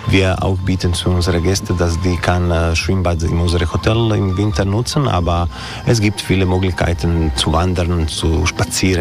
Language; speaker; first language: German; non-native, learner; Croatian